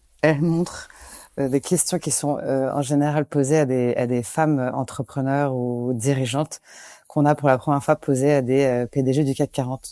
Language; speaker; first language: French; native; French